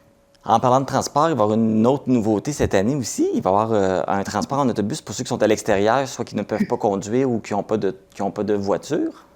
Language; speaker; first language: French; native; French